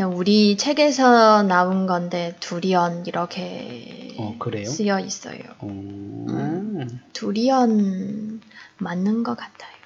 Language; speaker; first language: Korean; non-native, fluent; Chinese